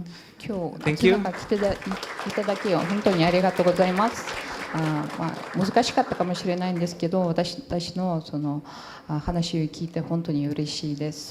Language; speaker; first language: Japanese; non-native, fluent; Portuguese